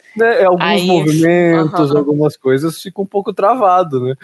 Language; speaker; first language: Portuguese; native; Portuguese